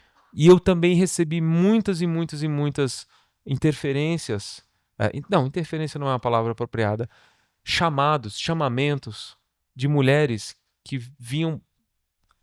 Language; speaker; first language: Portuguese; native; Portuguese